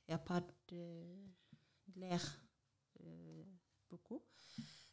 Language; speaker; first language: French; non-native, learner; Amharic